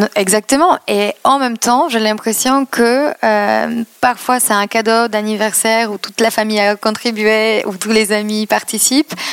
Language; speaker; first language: French; non-native, fluent; Polish